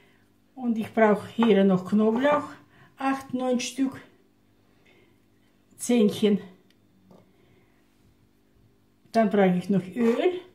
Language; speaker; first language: German; non-native, fluent; Russian